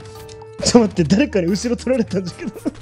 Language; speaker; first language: Japanese; native; Japanese